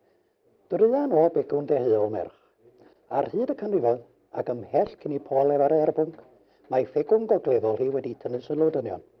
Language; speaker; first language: Welsh; native; Welsh